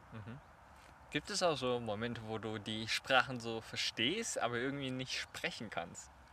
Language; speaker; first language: German; non-native, fluent; Chinese